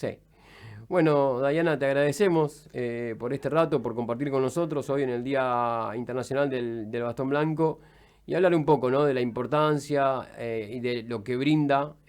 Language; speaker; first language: Spanish; native; Spanish